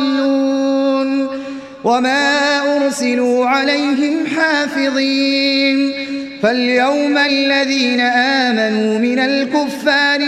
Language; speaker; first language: Arabic; native; Arabic